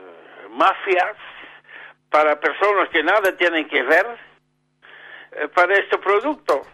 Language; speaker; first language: Spanish; non-native, fluent; Dutch